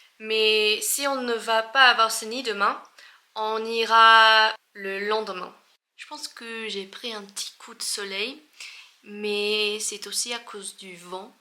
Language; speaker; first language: French; non-native, fluent; English